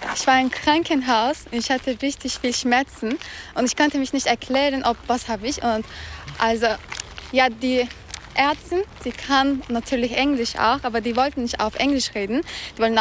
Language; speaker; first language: German; non-native, fluent; Turkish